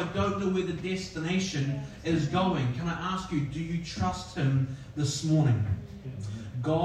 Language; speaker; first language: English; native; English